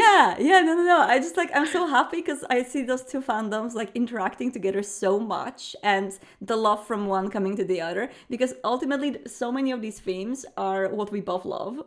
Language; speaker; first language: English; non-native, fluent; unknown